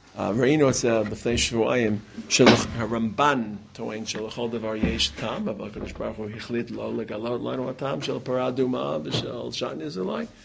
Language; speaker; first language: Hebrew; non-native, fluent; English